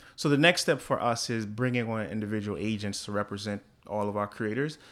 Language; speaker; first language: English; early bilingual, other home language; Haitian Creole